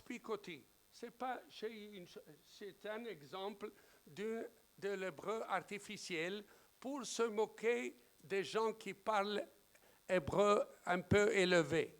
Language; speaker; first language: French; non-native, fluent; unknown